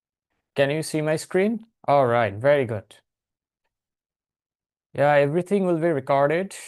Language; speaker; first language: English; non-native, fluent; Bangla